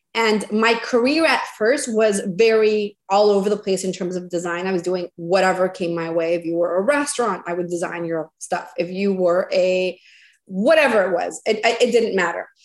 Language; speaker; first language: English; non-native, fluent; Spanish